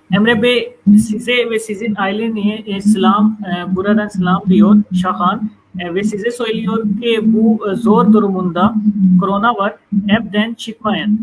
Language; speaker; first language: Turkish; non-native, fluent; Urdu